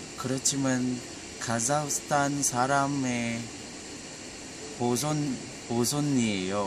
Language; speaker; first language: Korean; non-native, learner; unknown